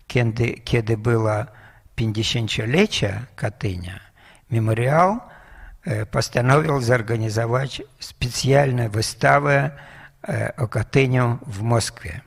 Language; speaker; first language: Polish; non-native, fluent; Russian